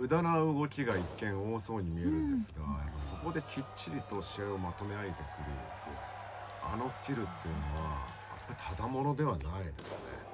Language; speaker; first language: Japanese; native; Japanese